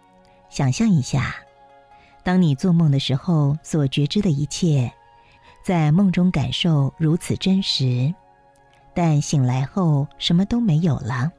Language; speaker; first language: Chinese; native; Chinese